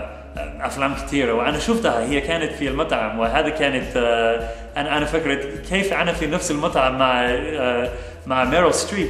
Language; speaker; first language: Arabic; non-native, fluent; English